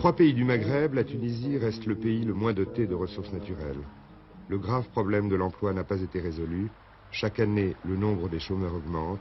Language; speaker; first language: French; native; French